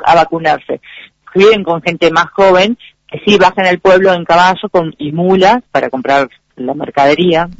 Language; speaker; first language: Spanish; native; Spanish